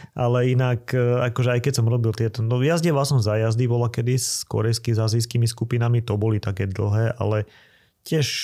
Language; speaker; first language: Slovak; native; Slovak